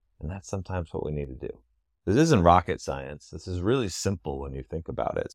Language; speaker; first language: English; native; English